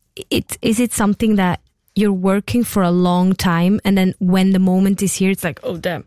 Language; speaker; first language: English; non-native, fluent; German